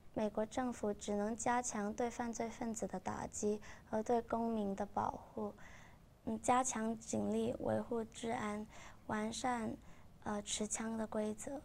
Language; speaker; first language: Chinese; non-native, local second language; Cantonese